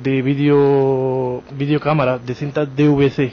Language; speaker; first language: Spanish; non-native, learner; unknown